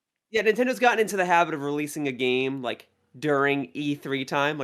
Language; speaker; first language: English; native; English